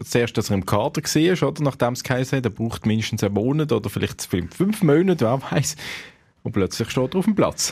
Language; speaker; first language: German; native; German